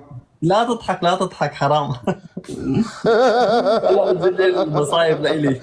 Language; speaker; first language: Arabic; native; Arabic